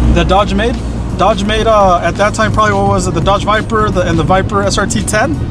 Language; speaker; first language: English; native; English